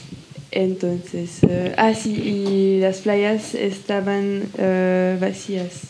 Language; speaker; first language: Spanish; non-native, learner; French